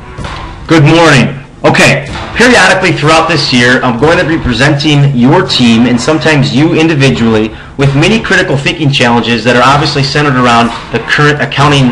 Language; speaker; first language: English; native; English